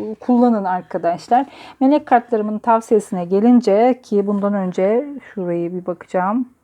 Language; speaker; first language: Turkish; native; Turkish